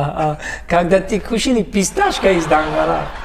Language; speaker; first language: Russian; non-native, learner; Tajik